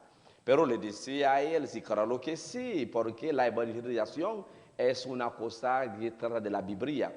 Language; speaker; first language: Spanish; non-native, learner; Haitian Creole